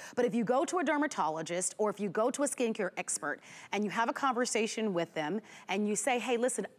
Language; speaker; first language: English; native; English